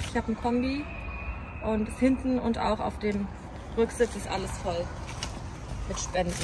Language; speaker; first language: German; native; German